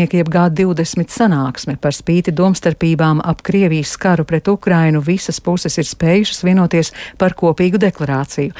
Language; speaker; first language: Latvian; native; Latvian